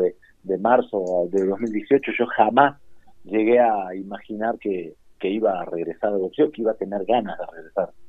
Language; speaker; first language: Spanish; native; Spanish